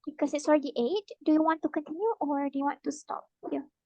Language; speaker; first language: English; non-native, local second language; Malay